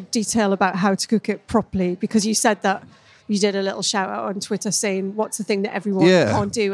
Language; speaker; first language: English; native; English